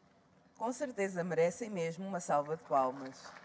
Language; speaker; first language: Portuguese; native; Portuguese